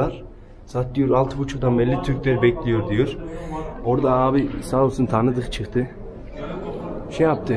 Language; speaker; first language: Turkish; native; Turkish